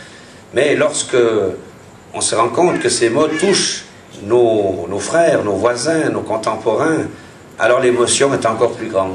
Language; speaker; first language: French; native; French